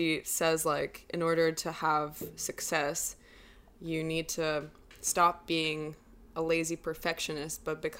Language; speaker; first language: English; non-native, fluent; Russian